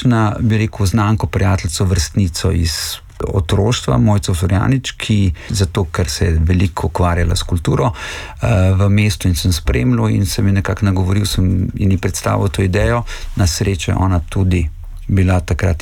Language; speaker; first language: Slovenian; native; Slovenian